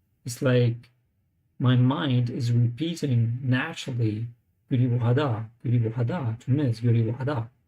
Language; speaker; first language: Korean; non-native, learner; English